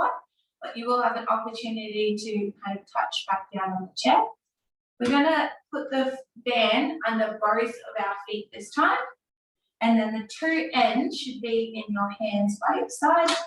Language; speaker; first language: English; native; English